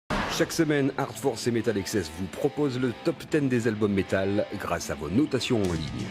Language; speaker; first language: French; native; French